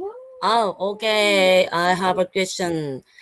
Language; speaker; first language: English; non-native, learner; Japanese